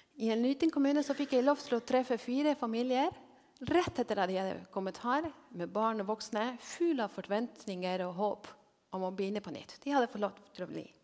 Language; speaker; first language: Norwegian; non-native, fluent; Spanish